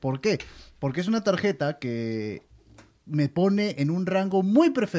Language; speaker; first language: Spanish; native; Spanish